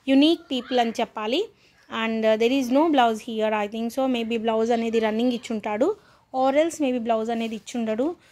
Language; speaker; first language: English; non-native, local second language; Telugu